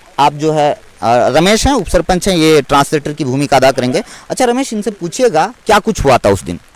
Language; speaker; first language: Hindi; native; Hindi